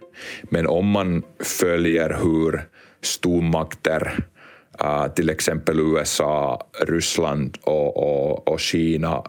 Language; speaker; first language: Swedish; non-native, local second language; Finnish